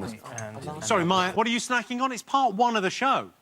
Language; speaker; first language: English; native; English